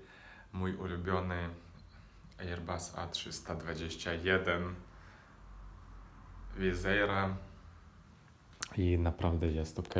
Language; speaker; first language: Polish; non-native, fluent; Ukrainian